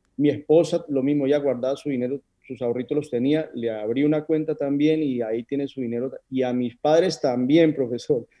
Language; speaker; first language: Spanish; native; Spanish